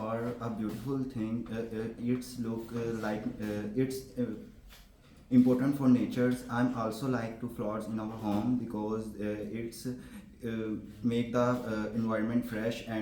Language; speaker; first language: English; non-native, learner; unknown